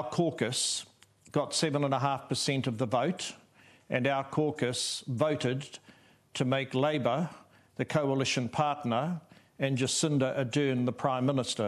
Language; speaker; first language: English; native; English